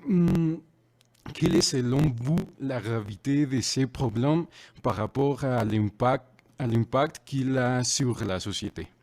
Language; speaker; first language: French; non-native, learner; Spanish